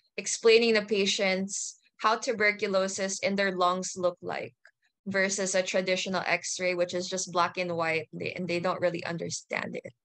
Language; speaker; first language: English; native; English